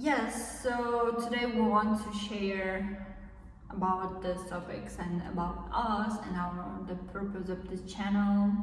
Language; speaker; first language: English; non-native, learner; Kazakh